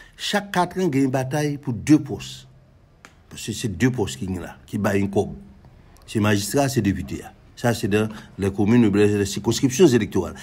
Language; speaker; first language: French; non-native, local second language; Haitian Creole